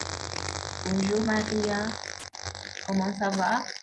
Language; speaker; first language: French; non-native, fluent; Spanish